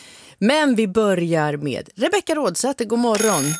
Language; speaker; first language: Swedish; native; Swedish